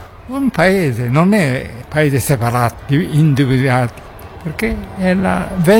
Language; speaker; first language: Italian; non-native, learner; Japanese